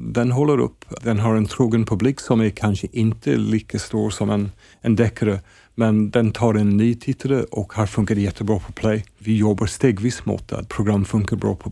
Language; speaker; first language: Swedish; non-native, fluent; English